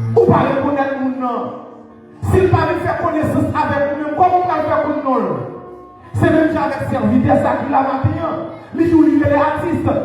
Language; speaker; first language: French; non-native, local second language; Haitian Creole